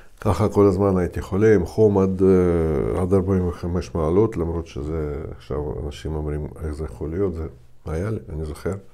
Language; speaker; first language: Hebrew; non-native, fluent; Russian